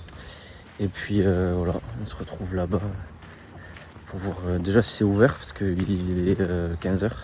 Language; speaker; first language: French; native; French